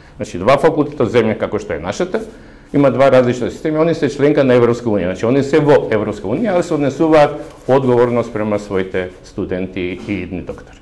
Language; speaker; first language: Macedonian; native; Macedonian